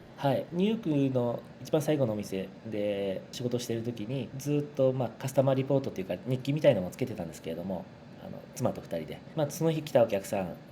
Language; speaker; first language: Japanese; native; Japanese